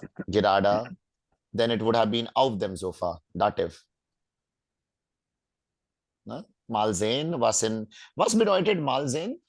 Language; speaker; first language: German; non-native, fluent; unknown